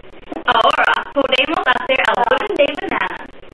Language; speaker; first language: Spanish; non-native, learner; English